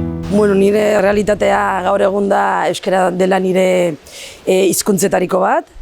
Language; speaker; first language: Basque; non-native, local second language; Arabic